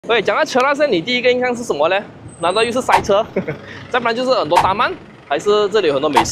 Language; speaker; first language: Chinese; native; Chinese